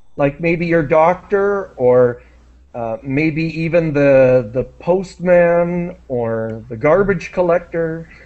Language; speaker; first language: English; native; English